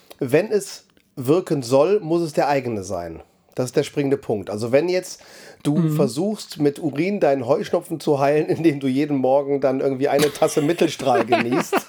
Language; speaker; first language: German; native; German